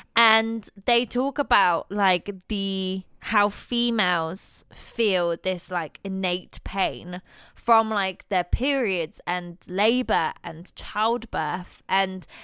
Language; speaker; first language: English; non-native, fluent; Polish